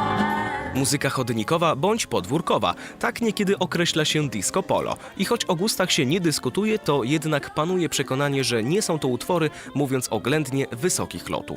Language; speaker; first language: Polish; native; Polish